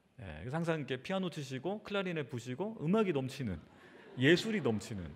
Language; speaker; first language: Korean; native; Korean